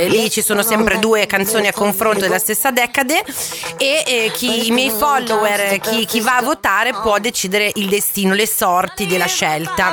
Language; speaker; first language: Italian; native; Italian